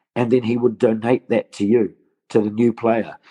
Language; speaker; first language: English; native; English